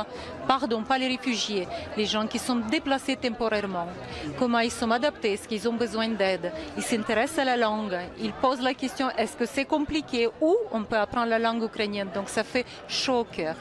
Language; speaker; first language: French; non-native, fluent; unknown